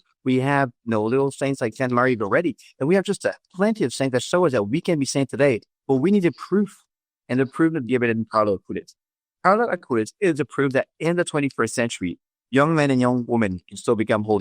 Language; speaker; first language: English; non-native, fluent; French